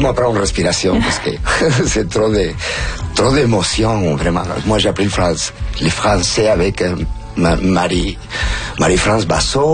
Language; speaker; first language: French; non-native, fluent; Spanish